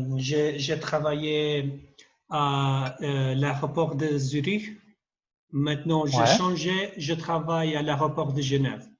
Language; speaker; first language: French; non-native, learner; Albanian